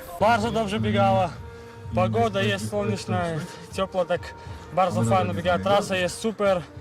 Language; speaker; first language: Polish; non-native, learner; Russian